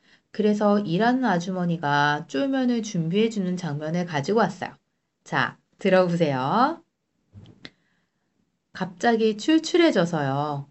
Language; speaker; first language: Korean; native; Korean